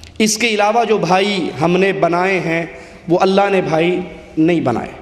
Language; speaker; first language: Urdu; non-native, local second language; Punjabi